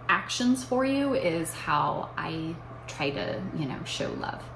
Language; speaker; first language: English; native; English